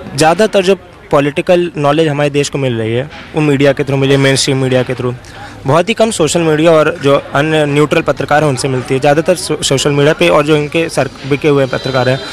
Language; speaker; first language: Hindi; native; Hindi